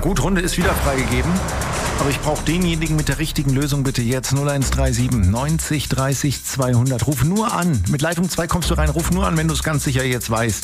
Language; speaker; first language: German; native; German